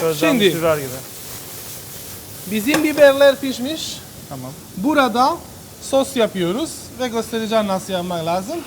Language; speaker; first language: Turkish; non-native, learner; Italian